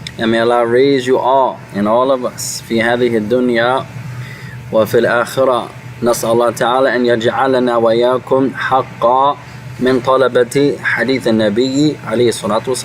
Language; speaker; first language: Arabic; non-native, fluent; English